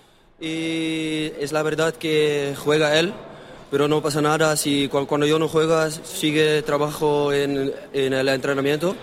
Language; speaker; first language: Spanish; non-native, learner; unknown